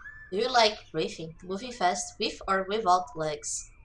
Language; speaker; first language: English; non-native, fluent; Portuguese